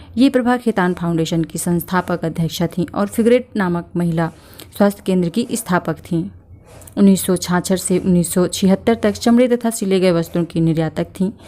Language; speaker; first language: Hindi; native; Hindi